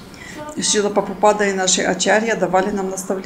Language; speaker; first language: Russian; native; Russian